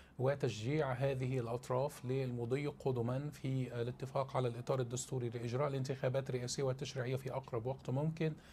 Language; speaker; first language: Arabic; native; Arabic